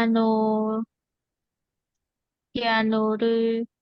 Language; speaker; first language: Korean; non-native, learner; Vietnamese